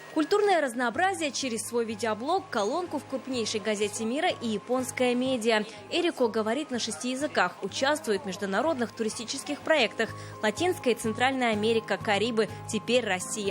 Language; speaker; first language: Russian; native; Russian